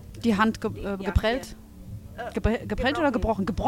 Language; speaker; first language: German; native; German